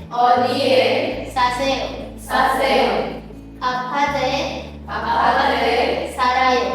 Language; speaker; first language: Korean; non-native, learner; Indonesian